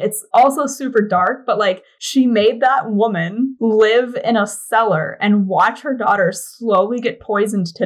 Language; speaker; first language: English; native; English